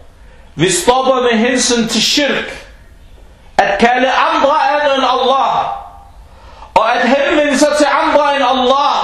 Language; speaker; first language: Danish; non-native, local second language; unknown